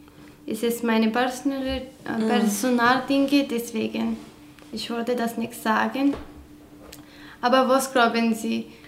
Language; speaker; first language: German; non-native, learner; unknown